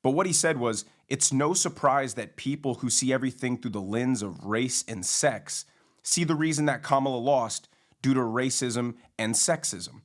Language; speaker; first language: English; native; English